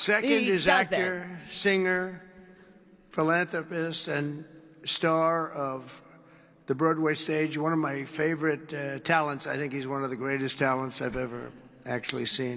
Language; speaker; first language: English; native; English